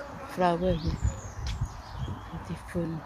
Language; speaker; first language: English; non-native, learner; Thai